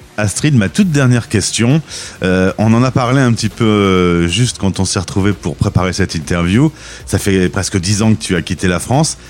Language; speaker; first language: French; native; French